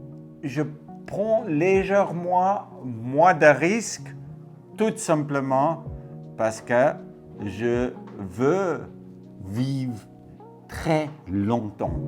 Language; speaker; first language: French; non-native, fluent; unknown